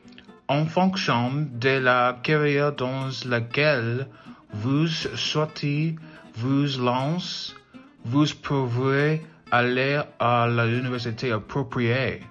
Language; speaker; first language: French; non-native, learner; English